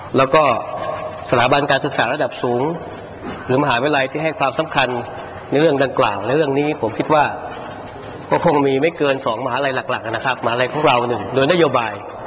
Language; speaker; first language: Thai; non-native, local second language; Pattani Malay